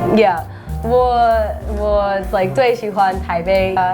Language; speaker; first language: Chinese; early bilingual, heritage; English